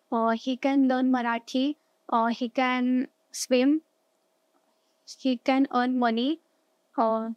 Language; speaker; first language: English; non-native, learner; Marathi